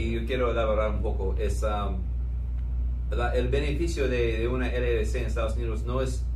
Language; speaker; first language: Spanish; non-native, fluent; English